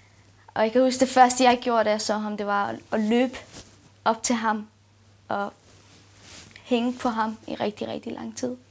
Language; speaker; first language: Danish; early bilingual, other home language; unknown